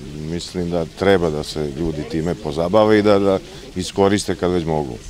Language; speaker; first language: Croatian; non-native, local second language; Slovak